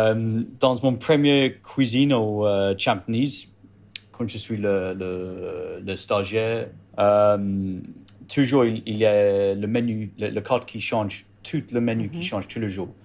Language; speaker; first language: French; non-native, learner; English